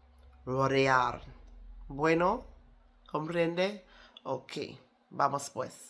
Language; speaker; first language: Spanish; non-native, learner; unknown